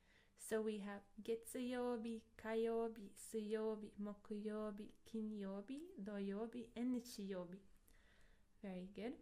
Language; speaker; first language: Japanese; non-native, fluent; English